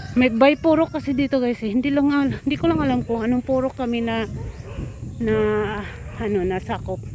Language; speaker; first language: Filipino; non-native, local second language; Cebuano